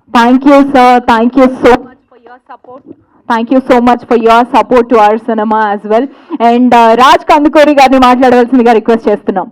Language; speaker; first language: Telugu; native; Telugu